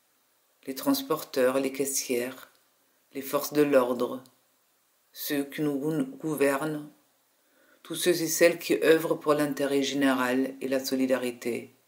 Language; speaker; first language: French; native; French